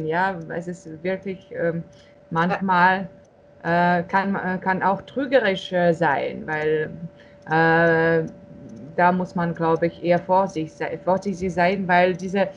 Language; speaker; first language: German; non-native, fluent; Russian